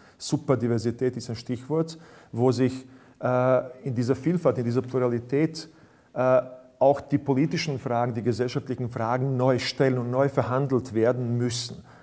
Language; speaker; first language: German; non-native, fluent; Bosnian